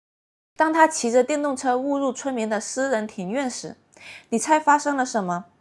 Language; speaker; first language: Chinese; native; Chinese